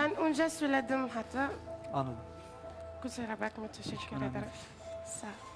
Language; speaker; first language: Turkish; non-native, learner; Arabic